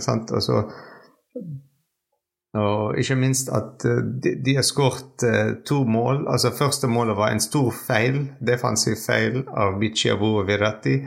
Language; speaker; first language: Norwegian; non-native, fluent; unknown